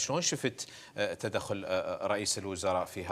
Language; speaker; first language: Arabic; native; Arabic